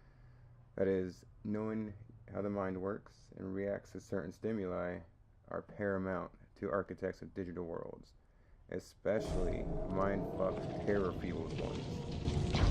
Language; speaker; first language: English; native; English